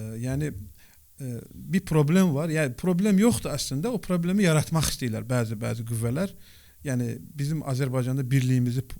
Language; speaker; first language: Azerbaijani; non-native, local second language; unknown